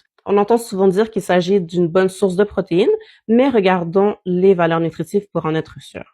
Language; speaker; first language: French; native; French